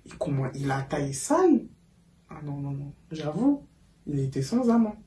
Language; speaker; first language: French; native; French